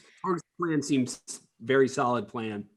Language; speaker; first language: English; native; English